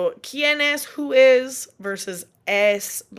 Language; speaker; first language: Spanish; non-native, fluent; English